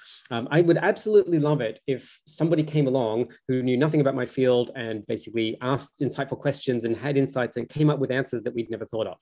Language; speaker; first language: English; native; English